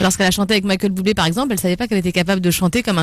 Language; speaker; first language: French; native; French